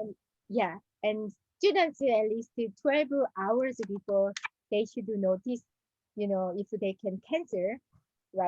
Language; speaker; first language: English; non-native, learner; Korean